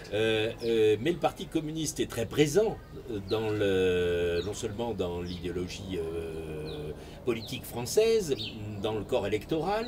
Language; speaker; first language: French; native; French